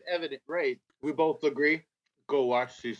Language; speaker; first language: English; native; English